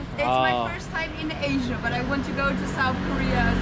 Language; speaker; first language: English; non-native, fluent; German